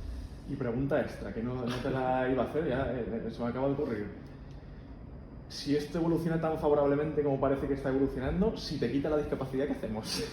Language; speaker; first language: Spanish; native; Spanish